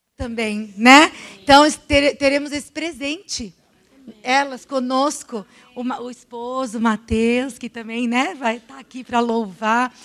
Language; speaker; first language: Portuguese; native; Portuguese